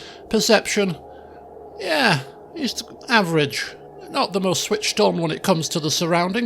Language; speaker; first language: English; native; English